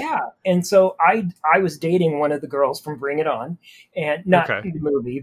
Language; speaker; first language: English; native; English